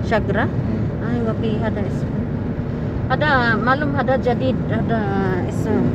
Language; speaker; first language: Arabic; non-native, learner; Filipino